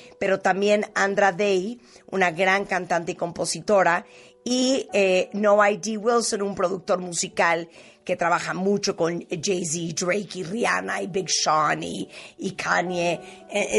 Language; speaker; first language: Spanish; native; Spanish